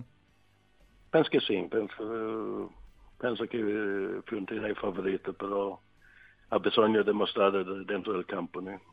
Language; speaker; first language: Italian; non-native, learner; Swedish